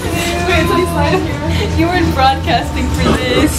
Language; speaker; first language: English; non-native, fluent; German